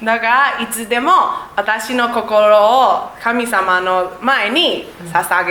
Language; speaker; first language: Japanese; non-native, learner; Chinese